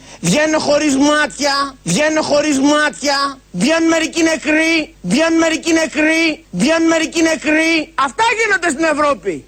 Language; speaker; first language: Greek; native; Greek